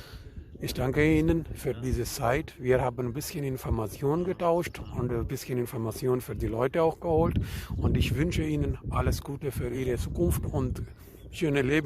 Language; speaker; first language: German; non-native, learner; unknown